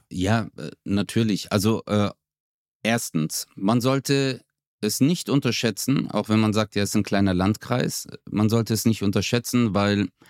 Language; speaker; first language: German; early bilingual, other home language; Turkish